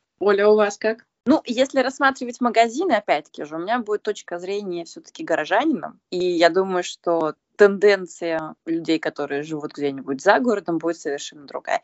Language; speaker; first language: Russian; native; Russian